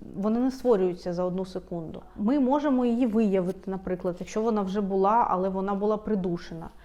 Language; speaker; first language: Ukrainian; non-native, local second language; Russian